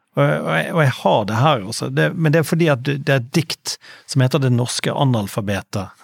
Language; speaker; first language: Norwegian; native; Norwegian